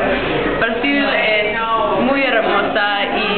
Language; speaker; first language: Spanish; non-native, learner; English